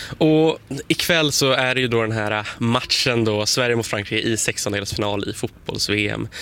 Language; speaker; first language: Swedish; native; Swedish